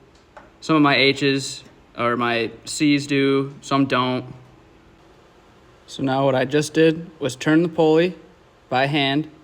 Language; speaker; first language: English; native; English